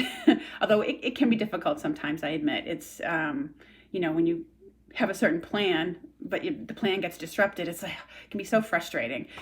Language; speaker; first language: English; native; English